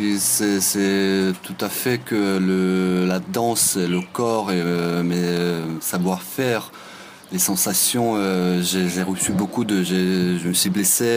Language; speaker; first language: French; non-native, fluent; Russian